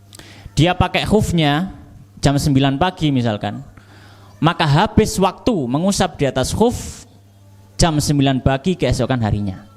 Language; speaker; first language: Indonesian; native; Indonesian